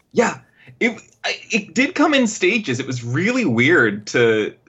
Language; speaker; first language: English; native; English